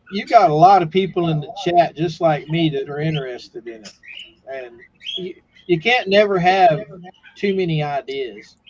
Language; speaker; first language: English; native; English